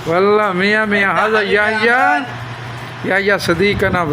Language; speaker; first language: Arabic; non-native, learner; Urdu